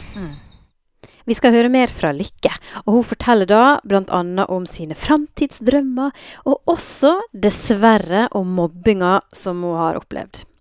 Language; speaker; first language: Norwegian; native; Norwegian